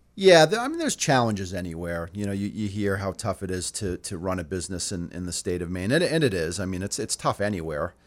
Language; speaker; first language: English; native; English